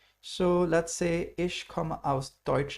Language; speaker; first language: German; non-native, fluent; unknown